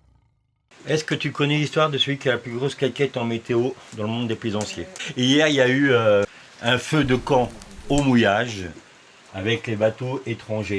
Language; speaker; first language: French; native; French